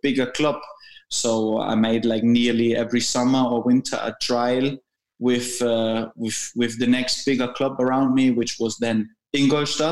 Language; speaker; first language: English; non-native, fluent; German